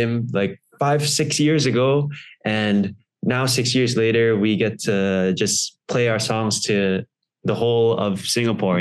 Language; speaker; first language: English; native; English